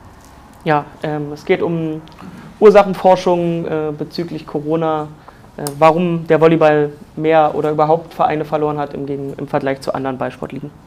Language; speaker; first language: German; native; German